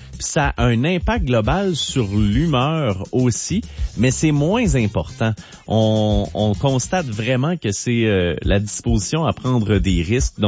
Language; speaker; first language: French; native; French